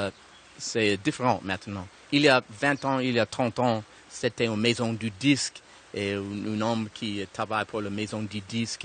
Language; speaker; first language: French; non-native, learner; English